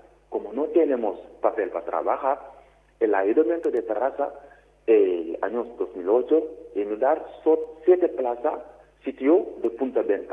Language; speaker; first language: Spanish; non-native, learner; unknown